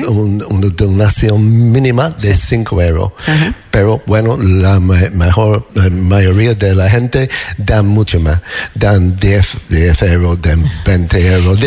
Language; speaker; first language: Spanish; non-native, fluent; English